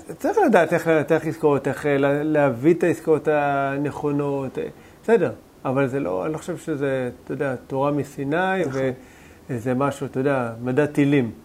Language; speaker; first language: Hebrew; native; Hebrew